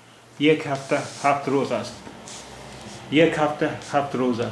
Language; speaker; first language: Persian; non-native, fluent; Urdu